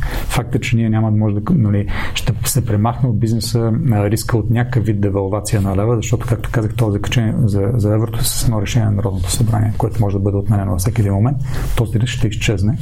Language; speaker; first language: Bulgarian; native; Bulgarian